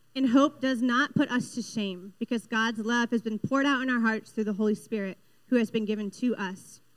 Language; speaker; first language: English; native; English